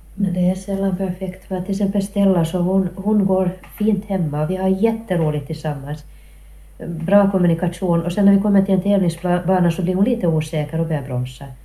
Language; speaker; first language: Swedish; native; Swedish